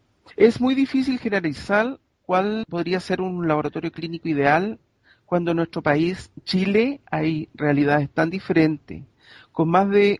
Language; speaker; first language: Spanish; native; Spanish